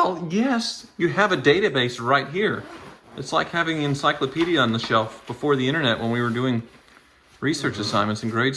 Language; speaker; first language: English; native; English